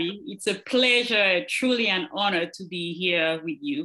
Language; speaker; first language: English; non-native, local second language; French